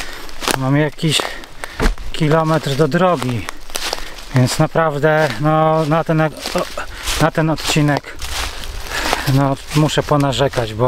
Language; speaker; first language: Polish; native; Polish